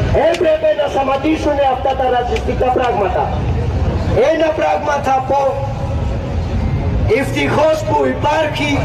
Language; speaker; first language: Greek; non-native, fluent; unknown